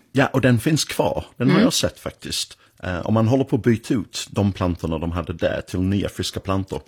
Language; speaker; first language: Swedish; non-native, fluent; English